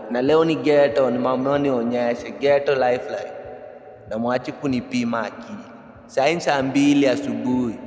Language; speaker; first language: Swahili; native; Swahili